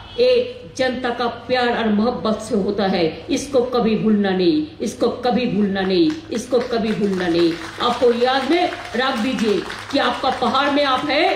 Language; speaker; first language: Hindi; non-native, local second language; Bangla